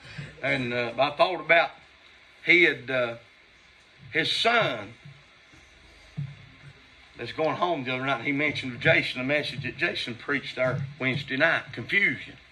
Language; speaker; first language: English; native; English